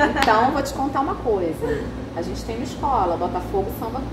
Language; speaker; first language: Portuguese; native; Portuguese